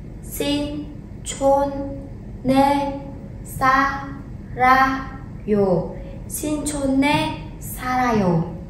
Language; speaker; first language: Korean; non-native, fluent; Vietnamese